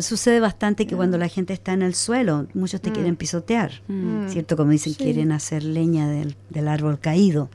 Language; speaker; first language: Spanish; native; Spanish